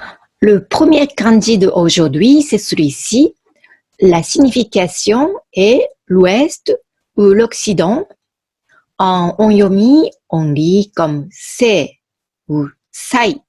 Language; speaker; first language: French; non-native, fluent; Japanese